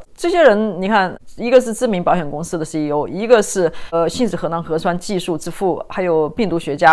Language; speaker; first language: Chinese; native; Chinese